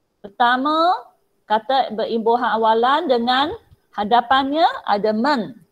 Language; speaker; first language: Malay; non-native, local second language; Chinese